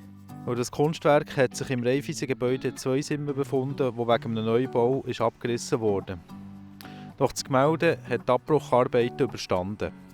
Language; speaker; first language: German; native; German